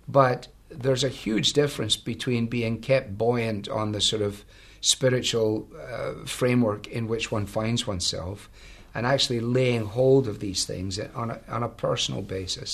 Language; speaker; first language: English; native; English